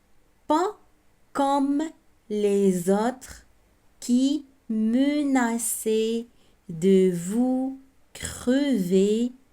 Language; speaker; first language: French; non-native, local second language; Arabic